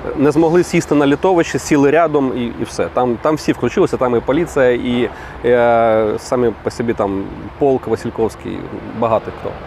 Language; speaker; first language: Ukrainian; non-native, local second language; Russian